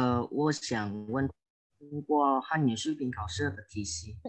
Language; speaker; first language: Chinese; non-native, learner; Indonesian